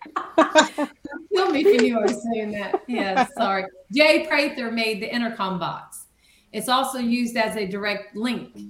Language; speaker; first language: English; native; English